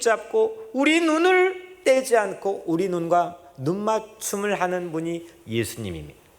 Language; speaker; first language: Korean; native; Korean